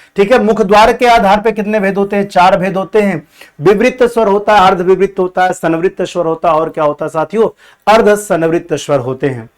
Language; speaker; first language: Hindi; native; Hindi